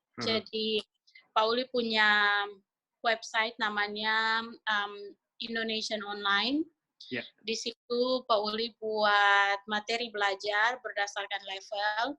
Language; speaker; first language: Indonesian; native; Indonesian